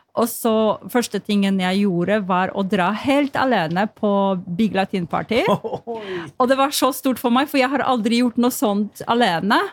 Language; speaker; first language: Norwegian; non-native, fluent; Polish